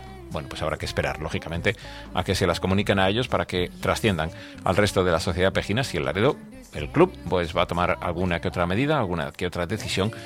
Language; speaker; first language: Spanish; native; Spanish